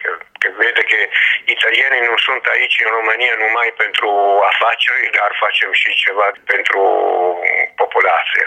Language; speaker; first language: Romanian; non-native, learner; Italian